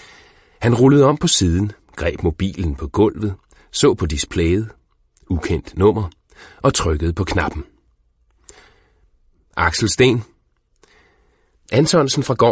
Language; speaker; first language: Danish; native; Danish